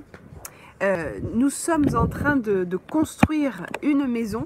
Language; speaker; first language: French; native; French